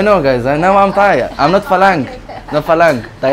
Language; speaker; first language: English; non-native, learner; Arabic